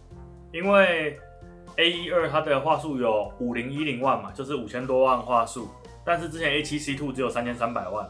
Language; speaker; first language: Chinese; native; Chinese